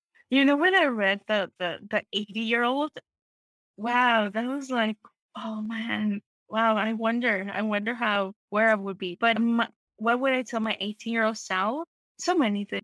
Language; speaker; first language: English; non-native, fluent; Spanish